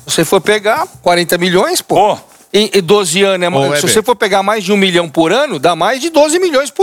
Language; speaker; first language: Portuguese; native; Portuguese